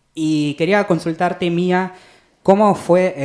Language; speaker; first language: Spanish; native; Spanish